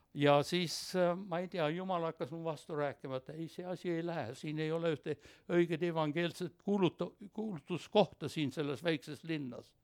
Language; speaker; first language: Estonian; early bilingual, heritage; Estonian